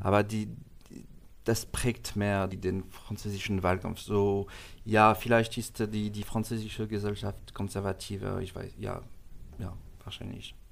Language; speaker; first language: German; non-native, learner; French